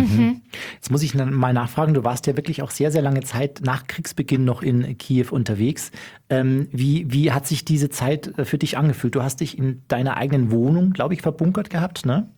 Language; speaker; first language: German; native; German